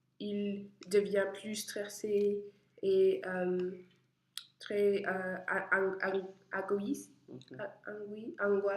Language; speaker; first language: French; non-native, learner; English